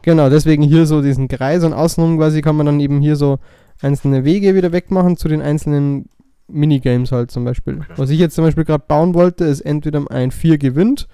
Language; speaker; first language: German; native; German